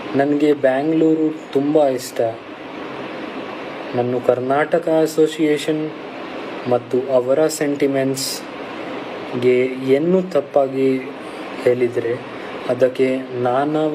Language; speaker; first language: Kannada; non-native, local second language; Hindi